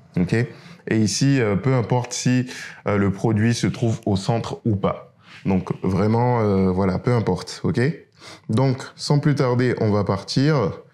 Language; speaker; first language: French; native; French